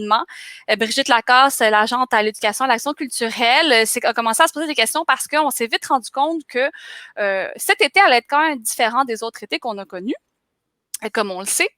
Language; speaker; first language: French; native; French